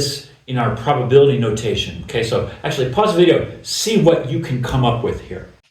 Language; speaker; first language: English; native; English